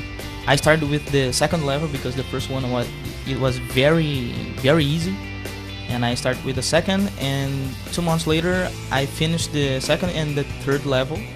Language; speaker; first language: English; non-native, fluent; Portuguese